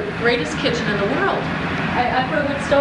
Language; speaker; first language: English; native; English